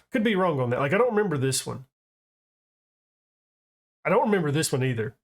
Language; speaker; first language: English; native; English